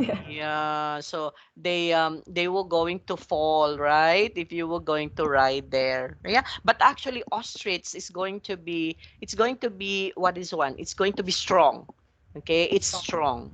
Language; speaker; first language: English; non-native, fluent; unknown